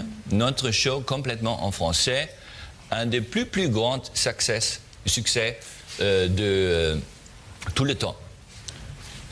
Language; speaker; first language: French; non-native, learner; German